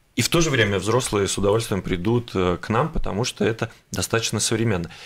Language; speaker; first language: Russian; native; Russian